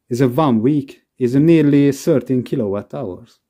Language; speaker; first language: English; non-native, learner; Hungarian